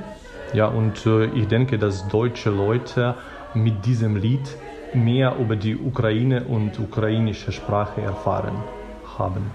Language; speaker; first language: German; non-native, learner; Ukrainian